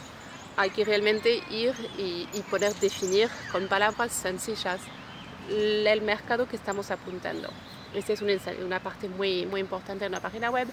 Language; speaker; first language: Spanish; non-native, fluent; French